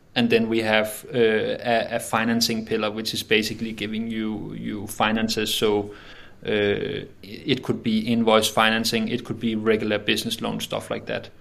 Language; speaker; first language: English; non-native, fluent; Danish